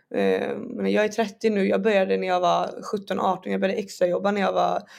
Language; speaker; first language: Swedish; native; Swedish